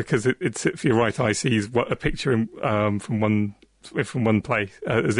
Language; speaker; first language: English; native; English